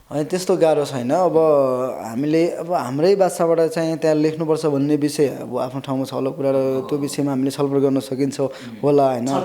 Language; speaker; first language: Nepali; non-native, local second language; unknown